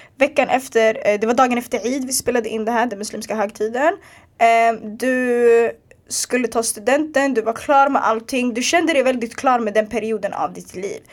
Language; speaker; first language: Swedish; early bilingual, other home language; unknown